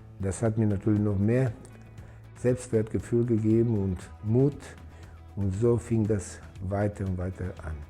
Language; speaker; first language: German; non-native, fluent; Serbian